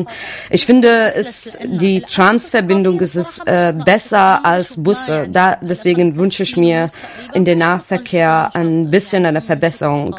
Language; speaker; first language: German; non-native, learner; Arabic